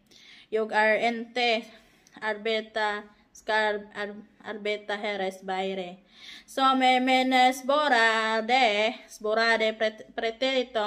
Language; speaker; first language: Swedish; non-native, learner; Filipino